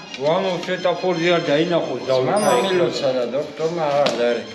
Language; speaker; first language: Russian; non-native, learner; Georgian